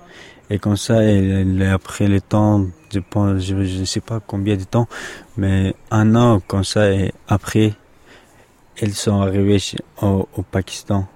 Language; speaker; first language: French; non-native, learner; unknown